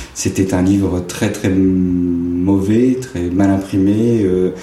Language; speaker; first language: French; native; French